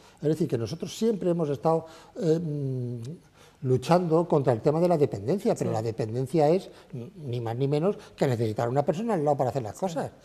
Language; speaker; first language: Spanish; native; Spanish